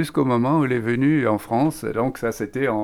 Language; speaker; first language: French; native; French